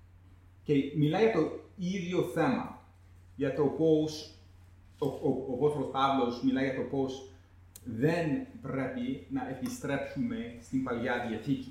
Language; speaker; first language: Greek; non-native, fluent; English